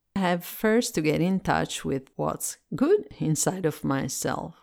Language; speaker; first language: English; non-native, fluent; Italian